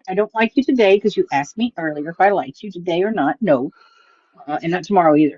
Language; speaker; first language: English; native; English